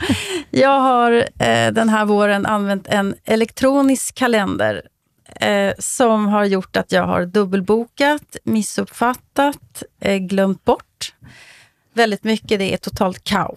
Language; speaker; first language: Swedish; native; Swedish